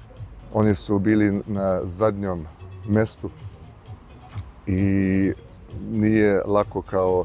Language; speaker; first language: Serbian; early bilingual, heritage; Bosnian